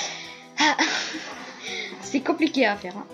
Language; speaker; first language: French; native; French